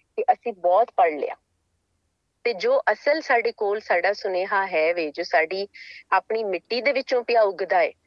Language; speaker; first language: Punjabi; native; Punjabi